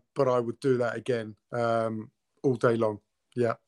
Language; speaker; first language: English; early bilingual, other home language; Italian